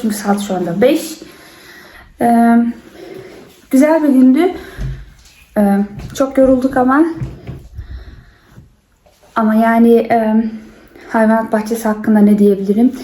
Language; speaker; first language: Turkish; early bilingual, heritage; Turkish